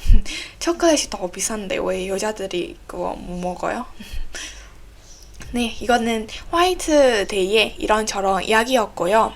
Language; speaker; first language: Korean; non-native, fluent; Burmese